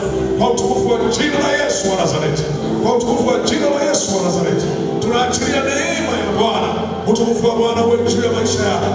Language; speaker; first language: Swahili; native; Swahili